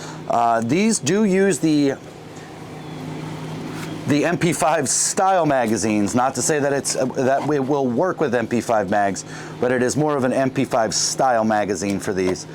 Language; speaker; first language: English; native; English